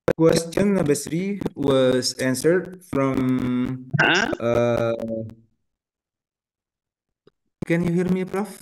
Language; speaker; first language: English; non-native, learner; Indonesian